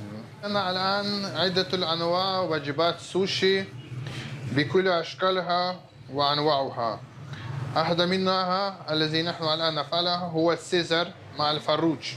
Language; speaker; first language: Arabic; non-native, fluent; Russian